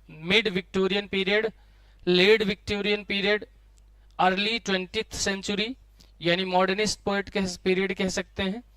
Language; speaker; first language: Hindi; native; Hindi